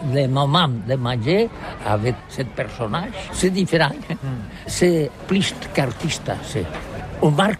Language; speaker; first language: French; non-native, learner; Catalan